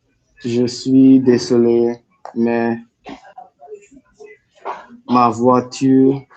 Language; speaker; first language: French; non-native, learner; English